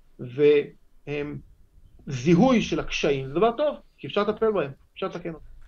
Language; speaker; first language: Hebrew; native; Hebrew